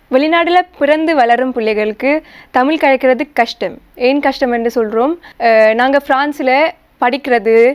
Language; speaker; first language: Tamil; early bilingual, heritage; Tamil